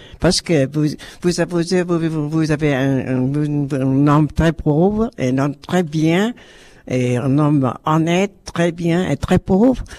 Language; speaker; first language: French; non-native, learner; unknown